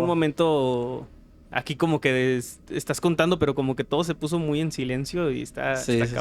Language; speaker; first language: Spanish; native; Spanish